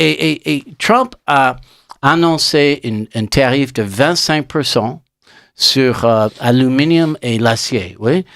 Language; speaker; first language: French; non-native, learner; English